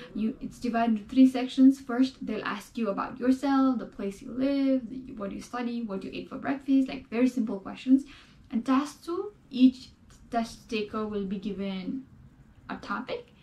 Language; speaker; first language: English; non-native, local second language; Nepali